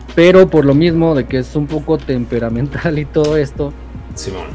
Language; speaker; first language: Spanish; native; Spanish